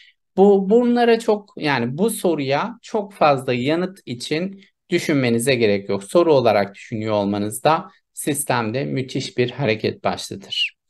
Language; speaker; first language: Turkish; native; Turkish